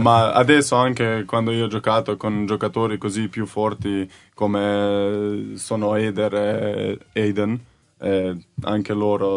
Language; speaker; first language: Italian; non-native, learner; Slovenian